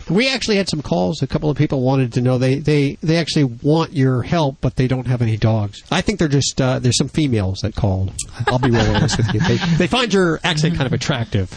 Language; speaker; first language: English; native; English